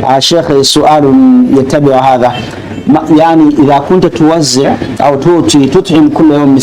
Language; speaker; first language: Arabic; non-native, fluent; Ganda